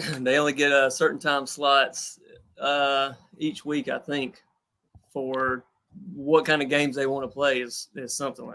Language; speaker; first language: English; native; English